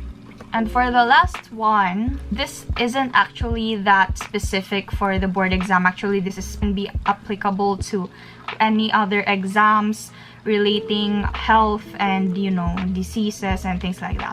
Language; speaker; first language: English; non-native, local second language; Filipino